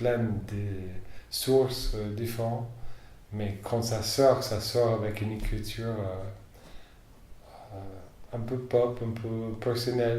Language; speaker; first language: French; non-native, fluent; English